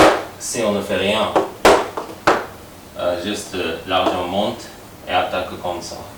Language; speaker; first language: French; non-native, fluent; Japanese